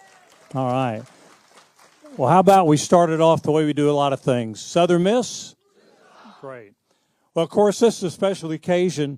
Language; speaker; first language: English; native; English